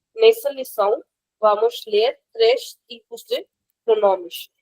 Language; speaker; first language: Portuguese; non-native, fluent; Hindi